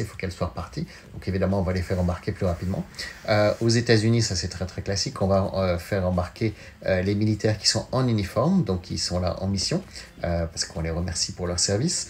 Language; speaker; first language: French; native; French